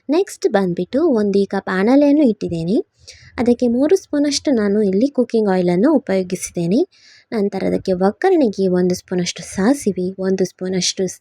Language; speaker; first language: Kannada; non-native, local second language; Tulu